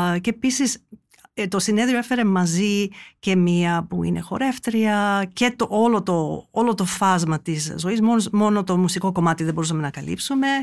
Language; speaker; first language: Greek; early bilingual, heritage; Greek